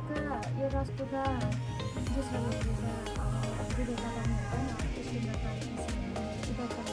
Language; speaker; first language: Hindi; non-native, learner; Nepali